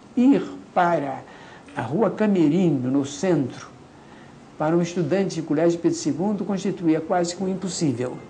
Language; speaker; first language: Portuguese; native; Portuguese